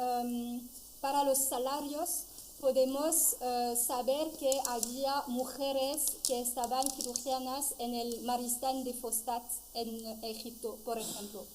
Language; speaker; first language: Spanish; non-native, fluent; French